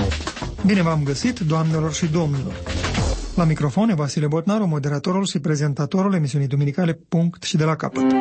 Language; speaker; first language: Romanian; native; Romanian